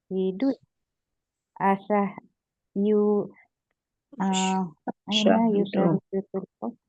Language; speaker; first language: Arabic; non-native, learner; Indonesian